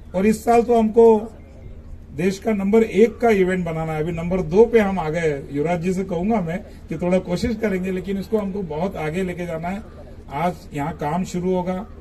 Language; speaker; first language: Hindi; non-native, local second language; Marathi